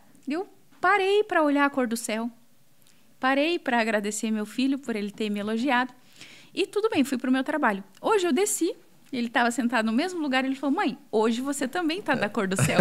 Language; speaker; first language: Portuguese; native; Portuguese